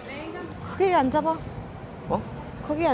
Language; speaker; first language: Korean; non-native, learner; Spanish